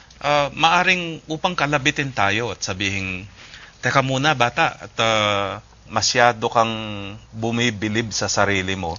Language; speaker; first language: Filipino; native; Filipino